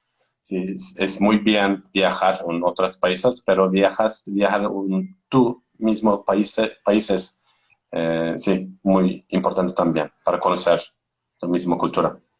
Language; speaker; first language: Spanish; non-native, learner; Turkish